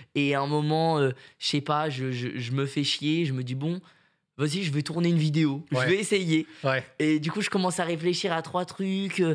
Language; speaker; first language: French; native; French